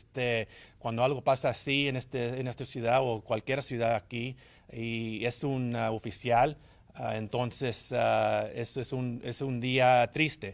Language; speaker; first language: Spanish; early bilingual, heritage; English